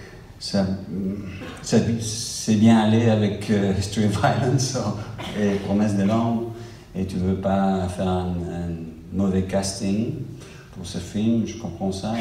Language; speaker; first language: French; non-native, fluent; English